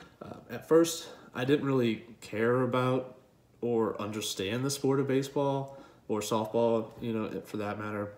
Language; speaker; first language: English; native; English